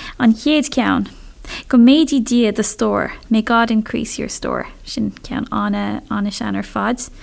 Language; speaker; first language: Irish; non-native, local second language; English